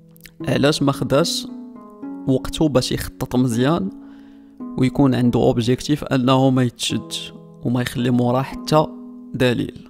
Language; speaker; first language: Arabic; native; Arabic